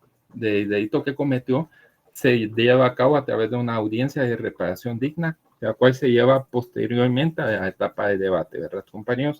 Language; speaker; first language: Spanish; native; Spanish